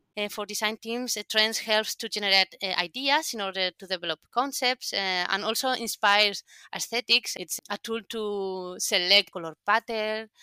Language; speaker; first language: English; non-native, fluent; Spanish